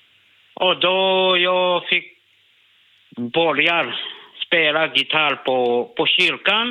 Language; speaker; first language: Swedish; non-native, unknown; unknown